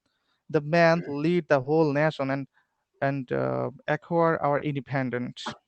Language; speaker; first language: English; non-native, learner; Bangla